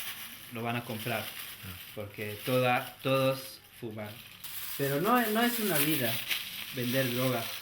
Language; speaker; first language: Spanish; non-native, fluent; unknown